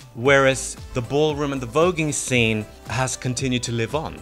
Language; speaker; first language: English; non-native, fluent; Swedish